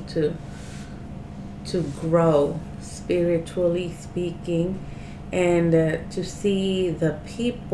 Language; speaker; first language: English; early bilingual, other home language; Spanish